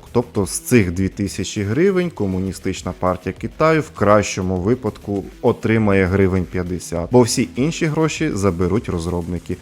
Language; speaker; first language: Ukrainian; non-native, local second language; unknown